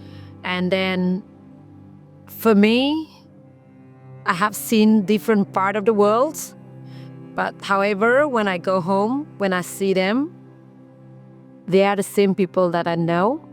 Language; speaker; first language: English; non-native, fluent; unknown